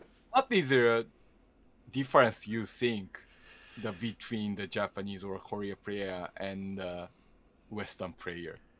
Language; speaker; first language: English; non-native, learner; Japanese